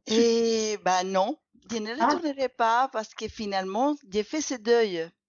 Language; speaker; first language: French; non-native, fluent; Spanish